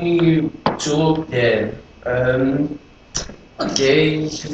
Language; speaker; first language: German; non-native, learner; Greek